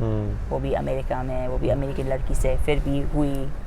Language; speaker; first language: Hindi; non-native, fluent; English